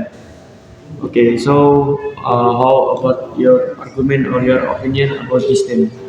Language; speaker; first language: English; non-native, learner; Indonesian